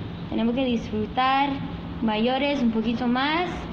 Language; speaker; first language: Spanish; early bilingual, heritage; Spanish